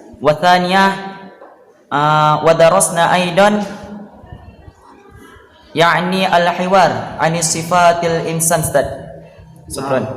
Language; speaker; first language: Arabic; non-native, learner; Indonesian